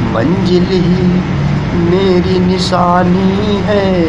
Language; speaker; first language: Hindi; native; Hindi